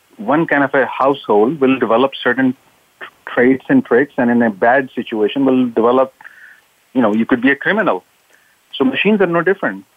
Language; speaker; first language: English; non-native, local second language; Urdu